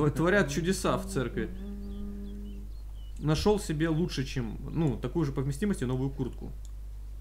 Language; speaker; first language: Russian; native; Russian